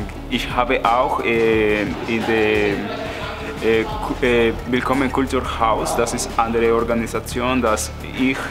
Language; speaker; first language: German; non-native, learner; Spanish